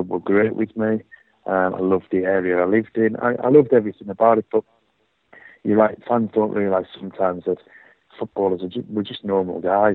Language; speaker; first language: English; native; English